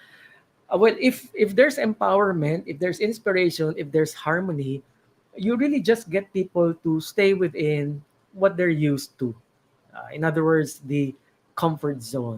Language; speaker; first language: English; non-native, local second language; Filipino